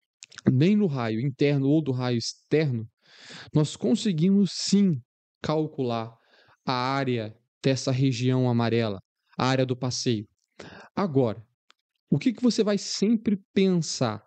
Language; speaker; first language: Portuguese; native; Portuguese